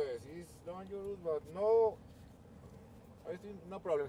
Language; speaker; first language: English; non-native, learner; Spanish